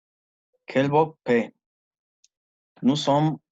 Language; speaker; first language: French; non-native, learner; Spanish